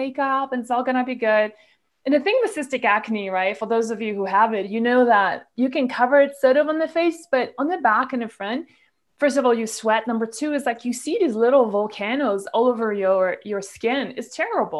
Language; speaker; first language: English; non-native, local second language; Polish